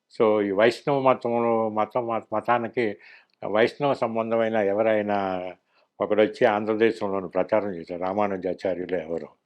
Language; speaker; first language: Telugu; early bilingual, heritage; Telugu